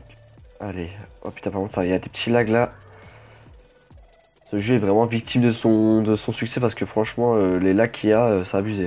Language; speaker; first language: French; native; French